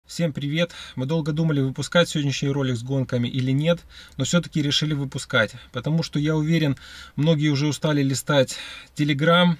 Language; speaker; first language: Russian; native; Russian